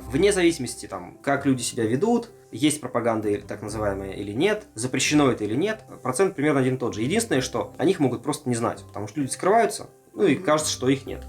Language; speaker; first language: Russian; native; Russian